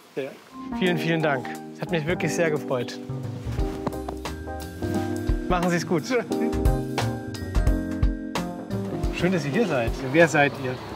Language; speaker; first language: German; native; German